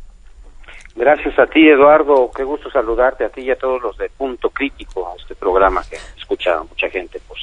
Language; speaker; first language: Spanish; native; Spanish